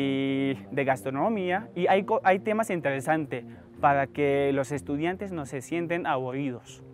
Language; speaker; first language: Spanish; non-native, fluent; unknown